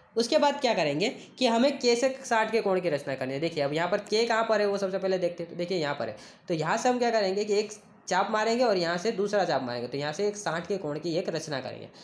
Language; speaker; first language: Hindi; non-native, local second language; Gujarati